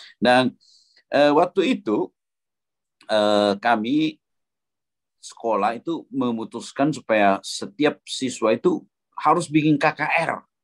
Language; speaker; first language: Indonesian; native; Indonesian